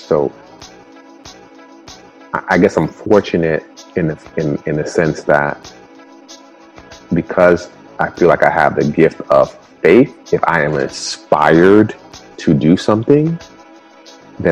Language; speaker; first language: English; early bilingual, other home language; Spanish